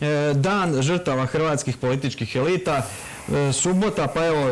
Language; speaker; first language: Croatian; native; Croatian